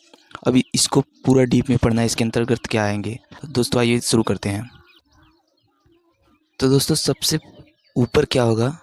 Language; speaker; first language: Hindi; native; Hindi